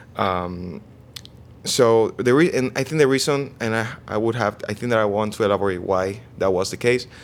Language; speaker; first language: English; non-native, fluent; Spanish